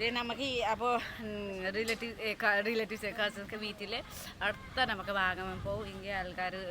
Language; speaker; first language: Malayalam; non-native, learner; Nepali